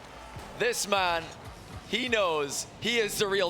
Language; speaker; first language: English; native; English